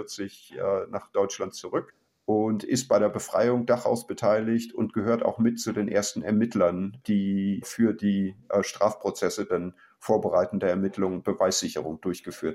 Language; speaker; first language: German; native; German